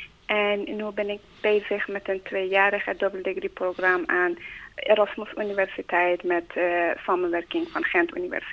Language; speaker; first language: Dutch; non-native, learner; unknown